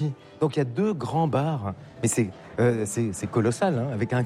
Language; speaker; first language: French; native; French